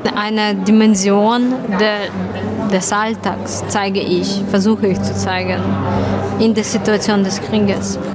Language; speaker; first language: German; non-native, fluent; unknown